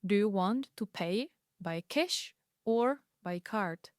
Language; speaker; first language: English; non-native, fluent; Czech